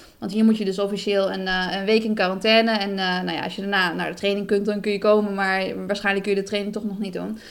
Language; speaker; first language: Dutch; native; Dutch